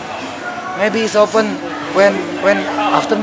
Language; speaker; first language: English; non-native, learner; Indonesian